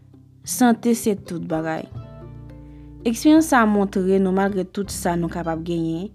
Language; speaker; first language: French; non-native, local second language; Haitian Creole